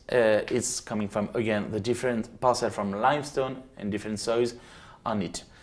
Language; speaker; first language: English; non-native, fluent; French